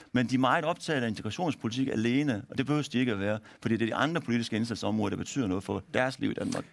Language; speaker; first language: Danish; early bilingual, other home language; Turkish